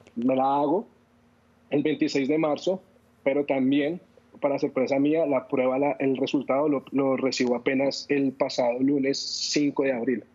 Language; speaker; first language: Spanish; native; Spanish